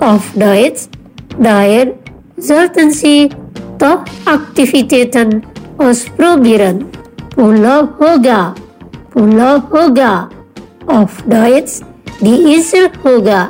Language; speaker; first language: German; non-native, fluent; Indonesian